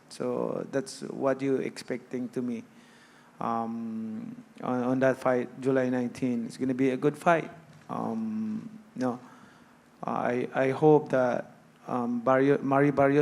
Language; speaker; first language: English; non-native, local second language; Cebuano